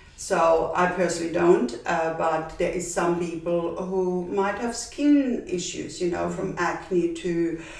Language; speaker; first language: English; non-native, fluent; German